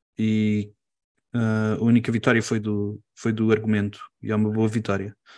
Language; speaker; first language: Portuguese; early bilingual, heritage; Portuguese